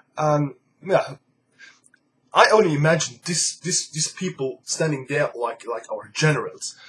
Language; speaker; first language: English; non-native, fluent; Luxembourgish